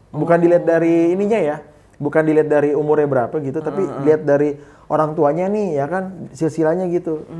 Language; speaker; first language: Indonesian; non-native, fluent; Korean